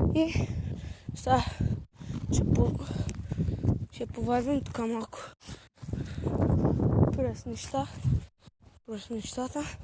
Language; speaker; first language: Bulgarian; native; Bulgarian